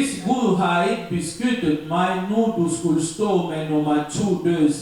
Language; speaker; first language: Danish; non-native, learner; French